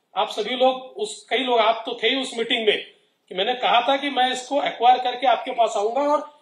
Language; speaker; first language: Hindi; non-native, local second language; Marathi